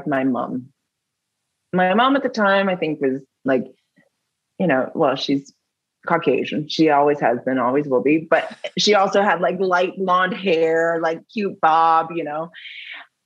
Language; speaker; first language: English; native; English